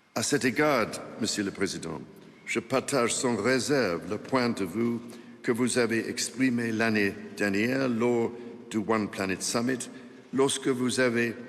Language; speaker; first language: French; non-native, fluent; English